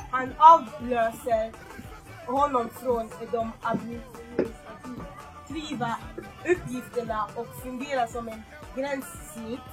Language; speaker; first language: Swedish; non-native, fluent; Lingala